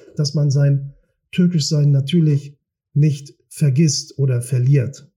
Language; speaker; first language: German; early bilingual, other home language; Turkish